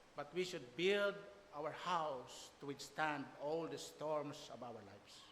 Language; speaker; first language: English; non-native, local second language; Filipino